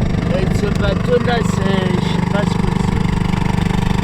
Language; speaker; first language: French; native; French